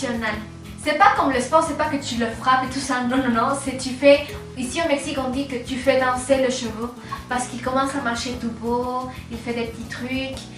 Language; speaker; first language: French; non-native, fluent; Spanish